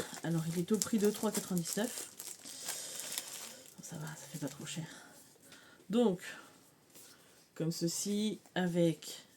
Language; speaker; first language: French; native; French